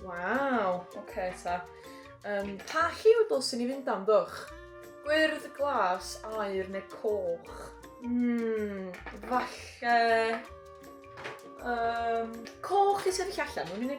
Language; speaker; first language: Welsh; native; Welsh